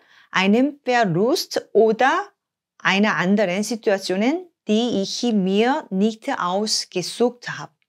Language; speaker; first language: German; non-native, fluent; Korean